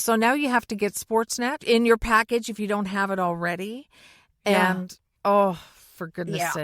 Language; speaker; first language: English; native; English